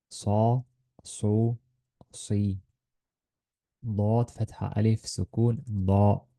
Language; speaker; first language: Arabic; non-native, fluent; Estonian